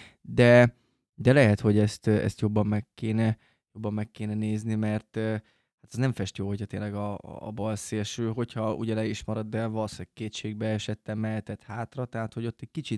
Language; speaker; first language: Hungarian; native; Hungarian